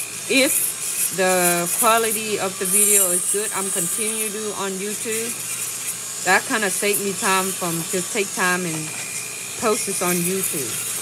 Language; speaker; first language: English; non-native, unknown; Vietnamese